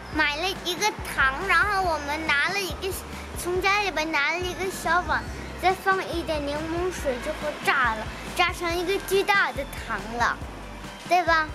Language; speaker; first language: Chinese; early bilingual, heritage; Chinese